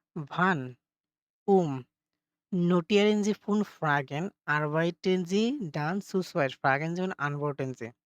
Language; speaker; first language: German; non-native, fluent; Bangla